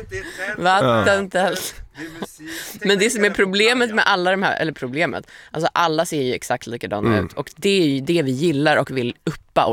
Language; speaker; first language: Swedish; native; Swedish